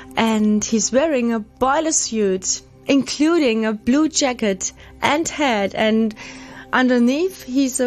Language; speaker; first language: English; non-native, fluent; German